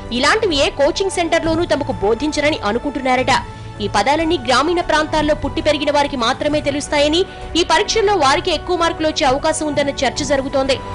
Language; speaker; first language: Telugu; native; Telugu